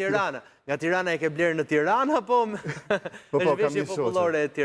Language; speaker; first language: Albanian; native; Albanian